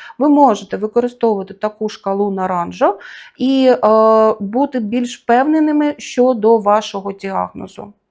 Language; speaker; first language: Ukrainian; native; Ukrainian